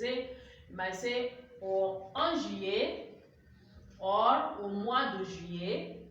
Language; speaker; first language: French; non-native, fluent; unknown